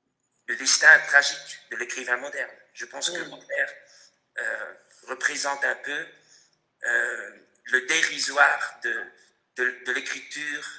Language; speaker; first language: French; non-native, fluent; Spanish